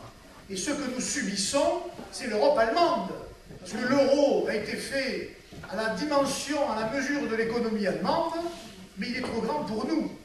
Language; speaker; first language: French; native; French